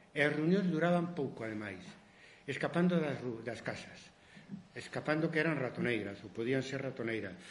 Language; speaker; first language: Galician; non-native, local second language; Spanish